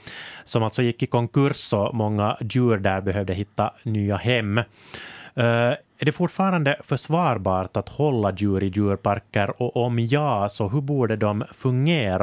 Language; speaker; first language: Swedish; native; Swedish